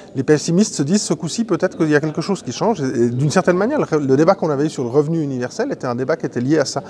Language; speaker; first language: French; native; French